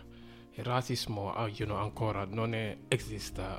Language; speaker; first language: Italian; non-native, learner; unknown